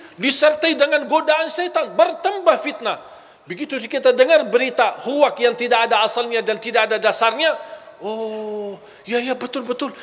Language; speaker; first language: Malay; non-native, fluent; Arabic